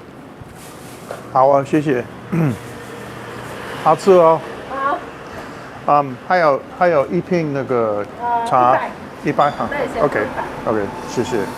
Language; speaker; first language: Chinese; non-native, learner; English